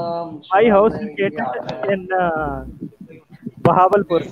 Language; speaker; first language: English; non-native, learner; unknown